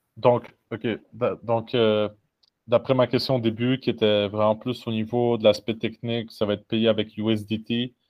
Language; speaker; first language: French; native; French